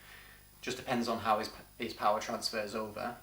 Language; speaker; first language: English; native; English